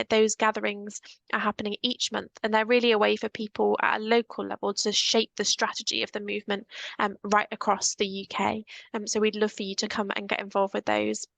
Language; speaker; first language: English; native; English